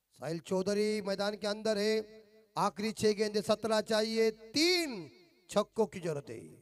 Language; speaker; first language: Hindi; non-native, local second language; Marathi